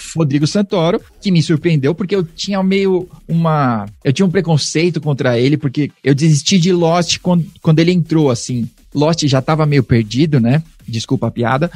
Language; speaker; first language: Portuguese; native; Portuguese